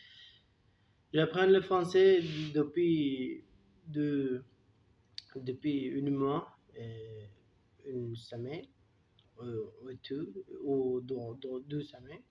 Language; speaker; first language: French; non-native, learner; Turkish